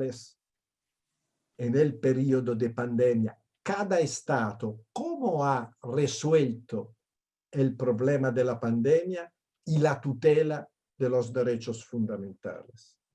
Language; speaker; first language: Spanish; non-native, fluent; Italian